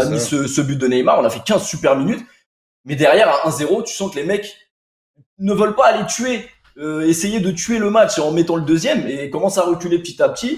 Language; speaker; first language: French; native; French